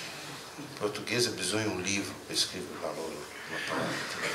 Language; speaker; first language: Italian; non-native, learner; Portuguese